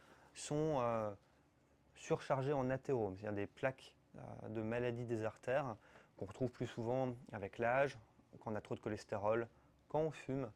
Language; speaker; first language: French; native; French